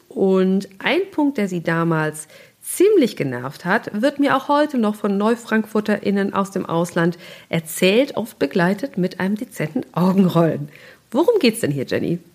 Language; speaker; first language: German; native; German